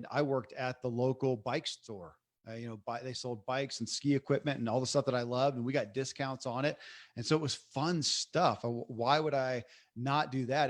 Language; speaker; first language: English; native; English